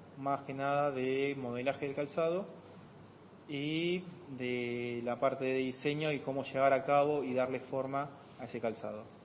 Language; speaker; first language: Spanish; non-native, fluent; Korean